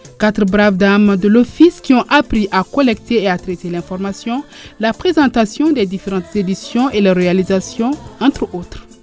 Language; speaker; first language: French; non-native, local second language; Bambara